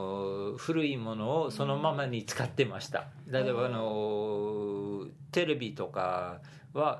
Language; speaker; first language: Japanese; non-native, fluent; English